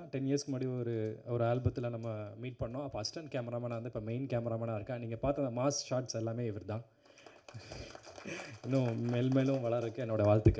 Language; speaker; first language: Tamil; native; Tamil